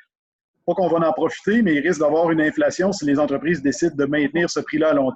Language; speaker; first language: French; native; French